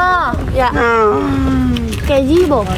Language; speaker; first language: Vietnamese; non-native, learner; Indonesian